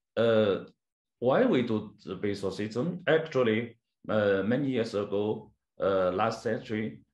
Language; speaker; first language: English; non-native, learner; Chinese